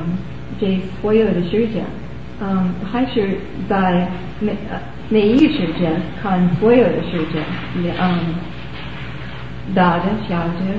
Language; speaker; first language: Chinese; non-native, learner; English